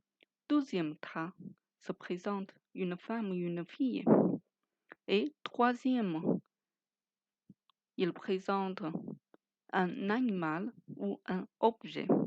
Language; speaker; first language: French; non-native, fluent; Chinese